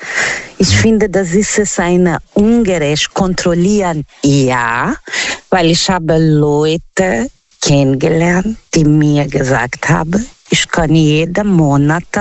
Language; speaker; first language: German; non-native, learner; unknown